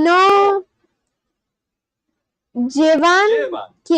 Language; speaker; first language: Spanish; non-native, learner; English